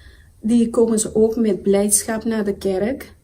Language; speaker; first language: Dutch; non-native, local second language; Papiamento